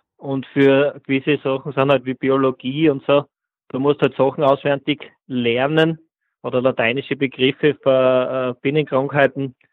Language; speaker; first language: German; native; German